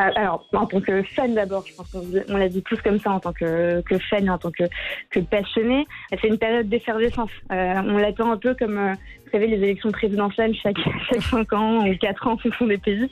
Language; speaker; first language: French; non-native, local second language; Arabic